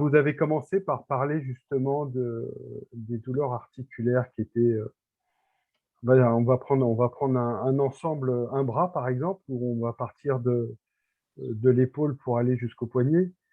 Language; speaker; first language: French; native; French